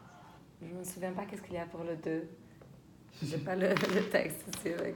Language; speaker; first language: French; non-native, fluent; Portuguese